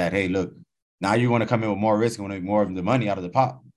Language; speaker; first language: English; native; English